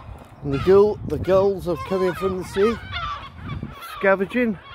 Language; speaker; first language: English; native; English